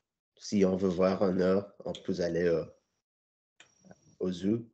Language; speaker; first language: French; non-native, learner; English